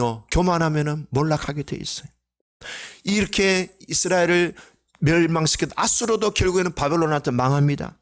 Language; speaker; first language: Korean; native; Korean